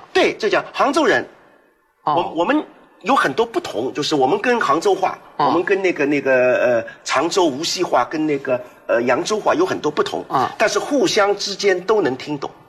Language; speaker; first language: Chinese; non-native, local second language; Wu Chinese